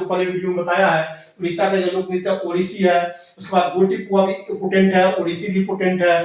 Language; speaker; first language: Hindi; native; Hindi